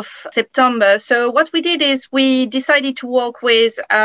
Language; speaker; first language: English; non-native, fluent; French